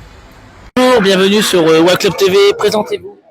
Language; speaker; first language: French; native; French